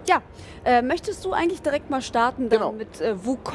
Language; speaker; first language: German; native; German